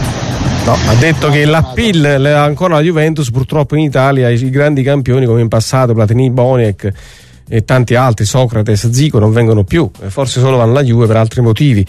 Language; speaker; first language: Italian; native; Italian